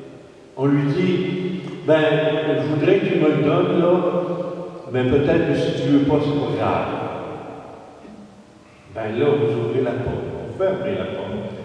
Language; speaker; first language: French; native; French